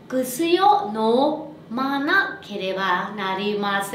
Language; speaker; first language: Japanese; non-native, learner; Vietnamese